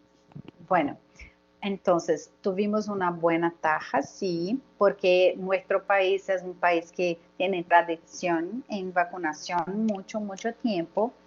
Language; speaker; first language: Spanish; non-native, learner; Portuguese